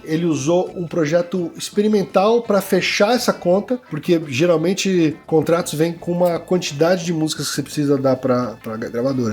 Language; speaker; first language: Portuguese; native; Portuguese